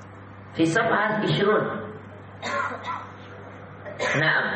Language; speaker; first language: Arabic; non-native, fluent; Indonesian